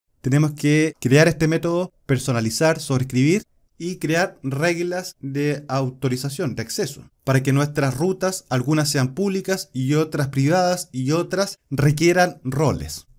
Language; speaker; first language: Spanish; native; Spanish